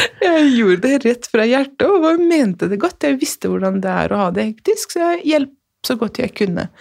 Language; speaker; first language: Norwegian; non-native, fluent; Persian